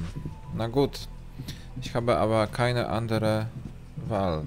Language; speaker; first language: German; non-native, learner; Polish